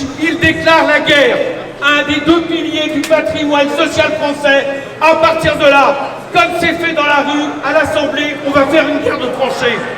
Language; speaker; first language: French; native; French